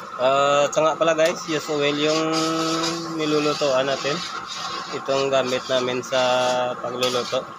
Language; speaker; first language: Filipino; non-native, local second language; Hiligaynon